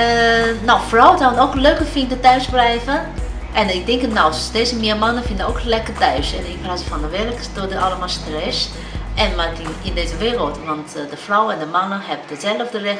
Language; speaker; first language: Dutch; non-native, learner; Chinese